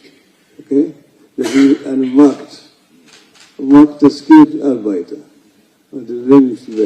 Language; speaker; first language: German; non-native, fluent; Luo (Kenya and Tanzania)